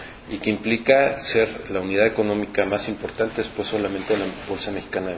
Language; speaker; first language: Spanish; native; Spanish